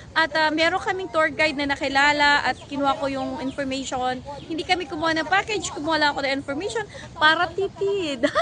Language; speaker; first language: Filipino; non-native, local second language; Cebuano